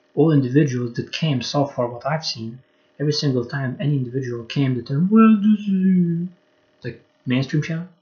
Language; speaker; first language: English; non-native, fluent; Lithuanian